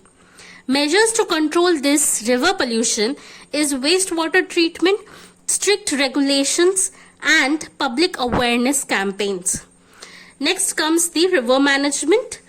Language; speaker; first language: English; non-native, local second language; Hindi